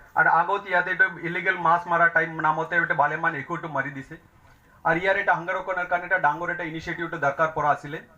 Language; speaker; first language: Assamese; non-native, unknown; Tamil